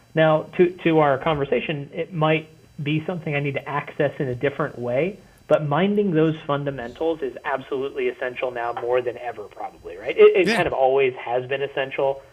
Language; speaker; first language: English; native; English